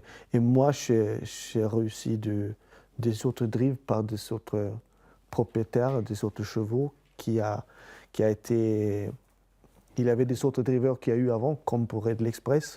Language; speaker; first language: French; non-native, fluent; Swedish